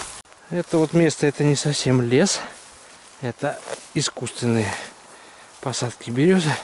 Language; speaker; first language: Russian; native; Russian